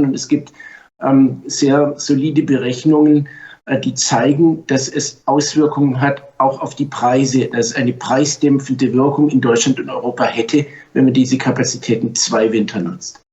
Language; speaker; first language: German; native; German